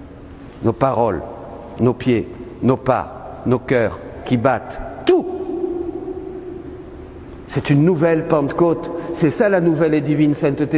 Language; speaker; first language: French; native; French